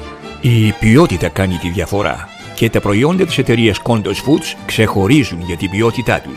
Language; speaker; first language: Greek; native; Greek